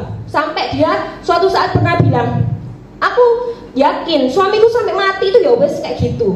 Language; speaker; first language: Indonesian; native; Indonesian